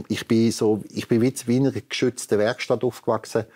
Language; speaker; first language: German; native; German